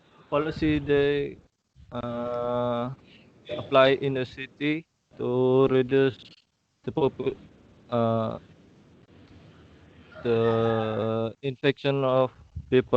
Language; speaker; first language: English; non-native, learner; Indonesian